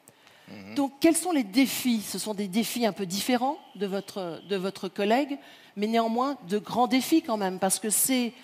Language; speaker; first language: French; native; French